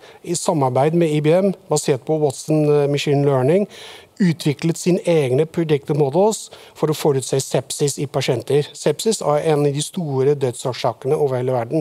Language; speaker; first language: Norwegian; non-native, fluent; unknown